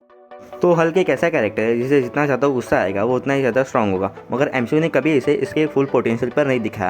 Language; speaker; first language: Hindi; native; Hindi